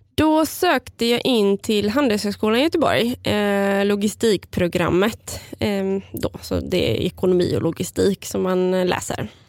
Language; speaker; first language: Swedish; early bilingual, other home language; Bulgarian